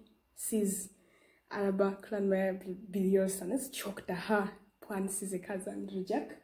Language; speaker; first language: Turkish; non-native, learner; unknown